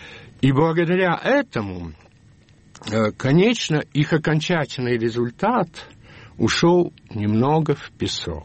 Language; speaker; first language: Russian; early bilingual, heritage; Russian